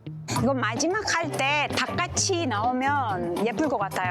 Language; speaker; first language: Korean; non-native, learner; Spanish